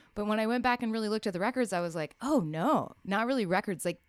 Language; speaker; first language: English; native; English